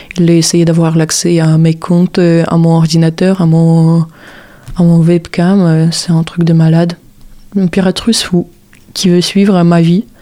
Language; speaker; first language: French; non-native, fluent; Russian